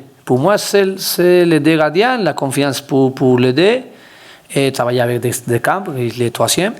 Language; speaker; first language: French; non-native, learner; Spanish